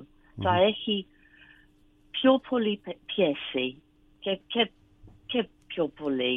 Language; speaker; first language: Greek; non-native, learner; English